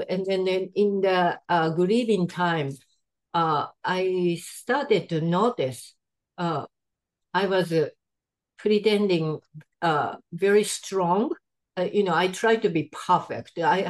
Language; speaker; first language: English; non-native, fluent; Japanese